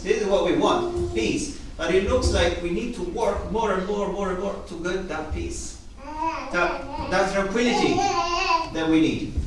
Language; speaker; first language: English; non-native, fluent; Italian